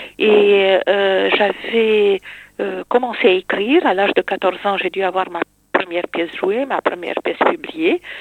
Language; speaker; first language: French; non-native, fluent; Romanian